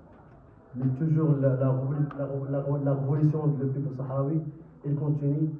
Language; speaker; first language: French; non-native, learner; Arabic